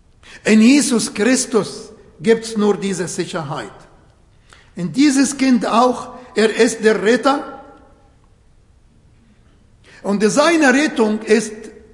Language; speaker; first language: German; non-native, fluent; Arabic